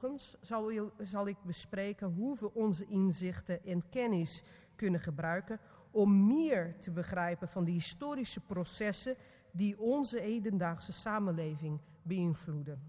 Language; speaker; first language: Dutch; non-native, fluent; Portuguese